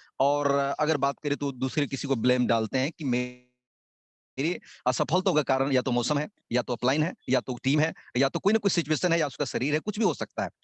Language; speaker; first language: Hindi; native; Hindi